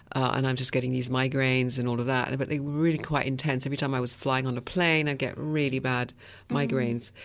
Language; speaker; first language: English; early bilingual, other home language; French